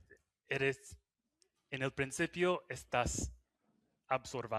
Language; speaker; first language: Spanish; non-native, fluent; English